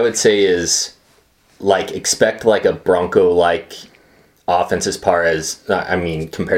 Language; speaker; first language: English; native; English